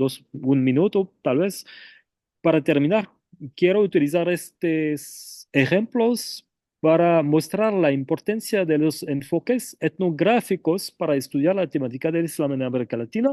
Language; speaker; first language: Spanish; non-native, fluent; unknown